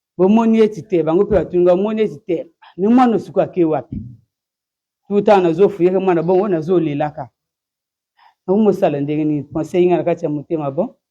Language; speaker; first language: Lingala; native; Lingala